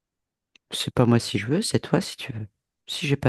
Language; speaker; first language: French; native; French